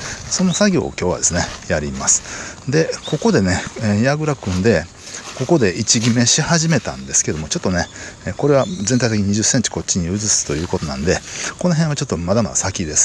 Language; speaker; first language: Japanese; native; Japanese